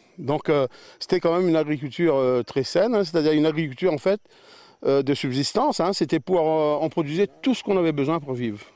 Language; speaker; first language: French; native; French